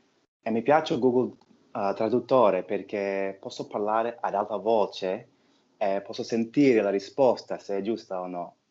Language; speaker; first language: Italian; non-native, fluent; English